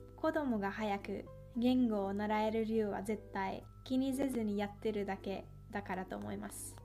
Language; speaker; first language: Japanese; non-native, fluent; Finnish